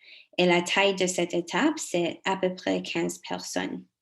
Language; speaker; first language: French; non-native, local second language; English